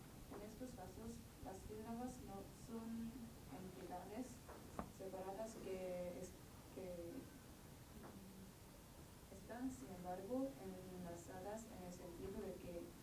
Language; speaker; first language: Spanish; non-native, learner; Korean